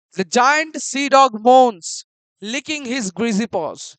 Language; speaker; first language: English; non-native, local second language; Bangla